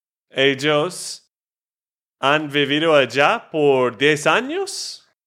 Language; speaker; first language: Spanish; non-native, learner; English